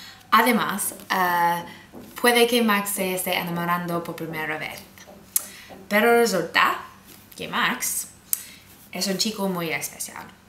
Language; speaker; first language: Spanish; non-native, learner; English